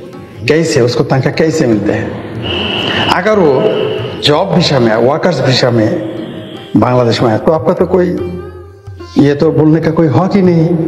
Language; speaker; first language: Hindi; non-native, fluent; Bangla